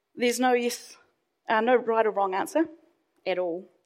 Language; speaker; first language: English; native; English